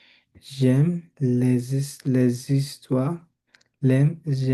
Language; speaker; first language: French; non-native, learner; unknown